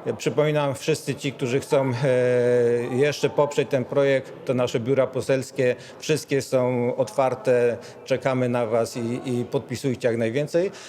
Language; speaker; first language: Polish; native; Polish